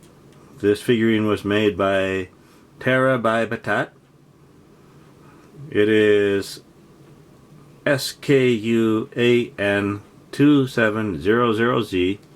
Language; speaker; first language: English; native; English